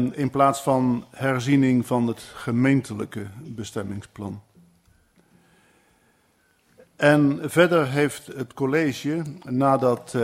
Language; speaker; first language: Dutch; native; Dutch